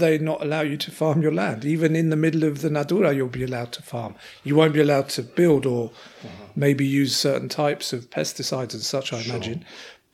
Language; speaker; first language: English; native; English